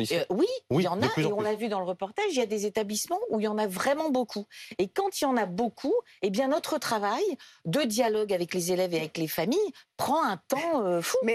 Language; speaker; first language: French; native; French